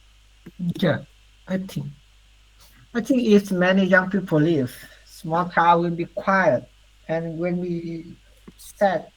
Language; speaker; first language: English; non-native, learner; Vietnamese